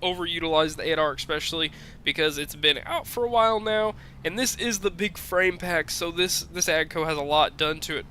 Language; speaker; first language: English; native; English